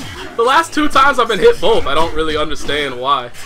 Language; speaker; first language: English; native; English